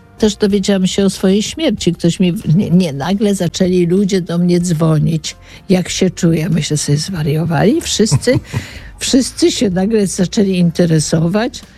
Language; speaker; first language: Polish; native; Polish